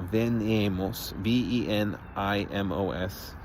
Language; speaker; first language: Spanish; non-native, learner; English